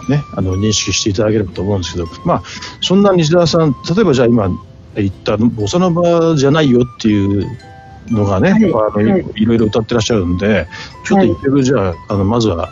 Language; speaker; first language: Japanese; native; Japanese